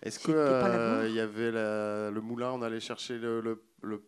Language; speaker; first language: French; native; French